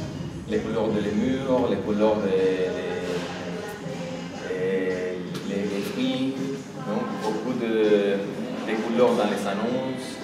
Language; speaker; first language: French; non-native, fluent; Spanish